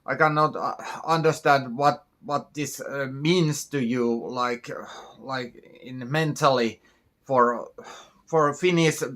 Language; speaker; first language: English; non-native, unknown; Finnish